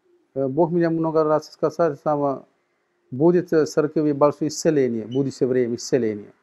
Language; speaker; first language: Russian; non-native, learner; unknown